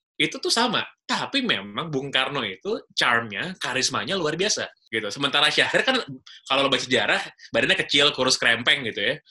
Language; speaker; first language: Indonesian; native; Indonesian